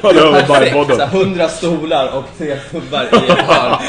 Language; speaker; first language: Swedish; native; Swedish